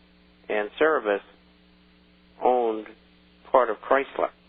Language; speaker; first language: English; native; English